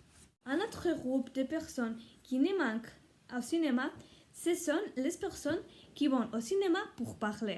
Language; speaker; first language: French; non-native, learner; Spanish